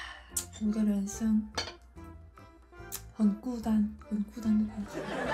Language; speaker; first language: Chinese; non-native, fluent; Korean